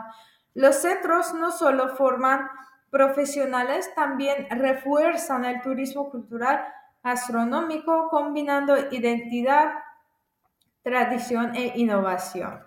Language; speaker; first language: Spanish; non-native, fluent; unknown